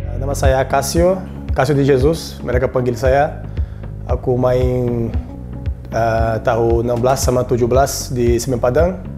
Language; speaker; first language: Indonesian; non-native, learner; Portuguese